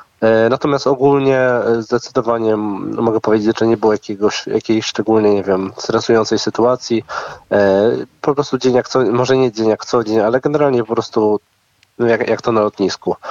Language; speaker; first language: Polish; native; Polish